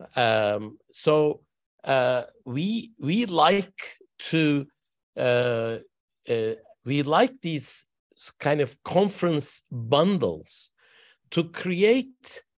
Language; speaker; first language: English; non-native, fluent; Turkish